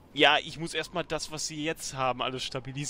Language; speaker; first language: German; native; German